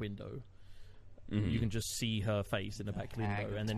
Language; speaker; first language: English; native; English